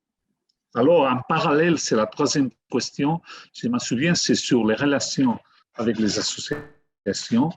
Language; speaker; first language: French; non-native, fluent; Catalan